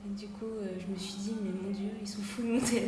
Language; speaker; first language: French; native; French